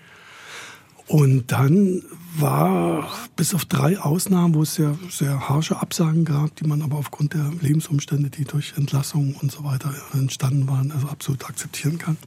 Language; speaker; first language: German; native; German